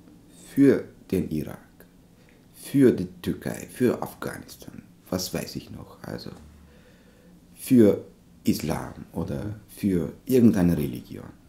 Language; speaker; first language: German; non-native, fluent; Turkish